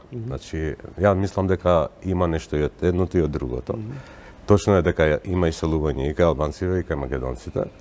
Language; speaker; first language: Macedonian; non-native, local second language; Albanian